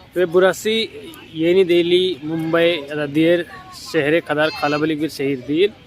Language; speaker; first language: Turkish; non-native, fluent; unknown